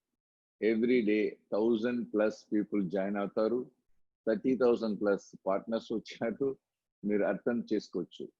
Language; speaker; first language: Telugu; non-native, local second language; Tamil